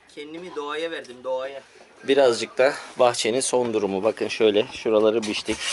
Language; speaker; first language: Turkish; early bilingual, heritage; Turkish